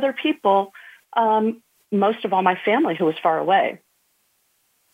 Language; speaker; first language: English; native; English